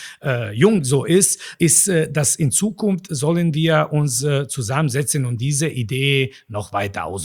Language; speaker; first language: German; non-native, fluent; Bosnian